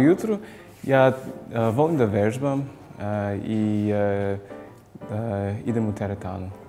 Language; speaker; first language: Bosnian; non-native, learner; English